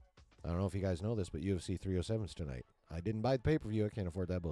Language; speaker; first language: English; native; English